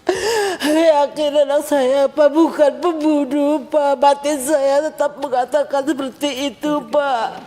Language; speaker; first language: Indonesian; non-native, local second language; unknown